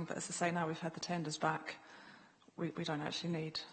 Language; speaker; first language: English; native; English